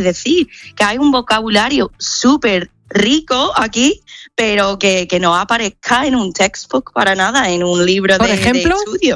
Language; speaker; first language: Spanish; non-native, fluent; English